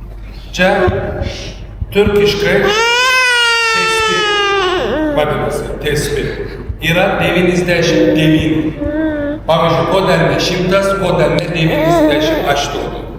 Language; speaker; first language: Lithuanian; non-native, learner; Turkish